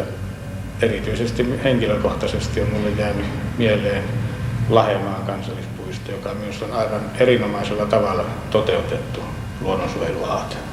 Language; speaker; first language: Finnish; native; Finnish